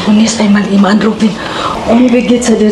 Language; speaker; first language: German; non-native, learner; Cebuano